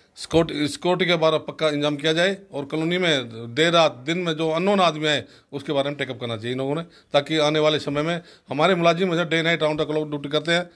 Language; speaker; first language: Hindi; native; Hindi